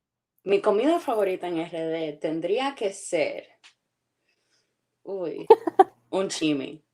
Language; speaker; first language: Spanish; early bilingual, heritage; Spanish